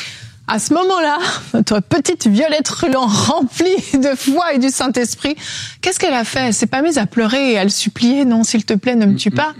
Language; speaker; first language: French; native; French